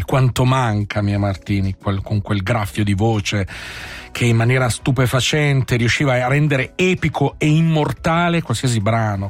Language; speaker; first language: Italian; native; Italian